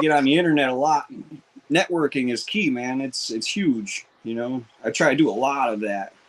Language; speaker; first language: English; native; English